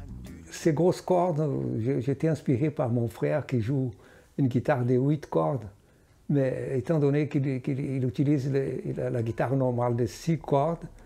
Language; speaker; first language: French; non-native, fluent; Portuguese